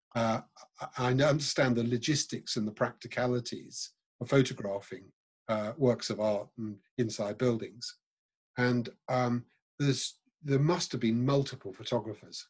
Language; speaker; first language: English; native; English